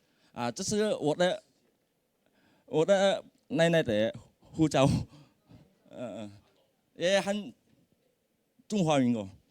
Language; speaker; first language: Chinese; early bilingual, heritage; Hakka Chinese